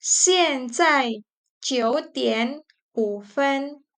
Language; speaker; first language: Chinese; non-native, fluent; Indonesian